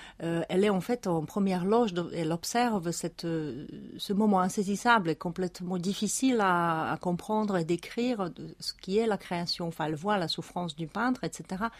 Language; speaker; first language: French; non-native, fluent; Czech